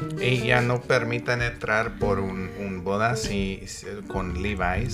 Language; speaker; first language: Spanish; non-native, learner; English